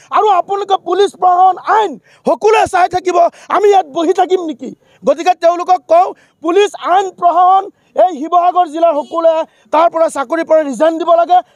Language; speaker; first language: Assamese; non-native, local second language; Bangla